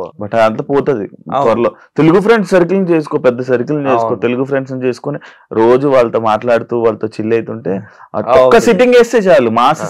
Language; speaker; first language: Telugu; native; Telugu